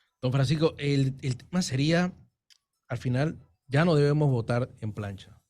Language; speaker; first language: Spanish; native; Spanish